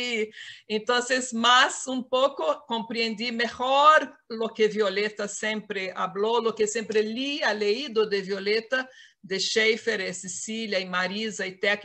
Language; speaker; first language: Spanish; non-native, fluent; Portuguese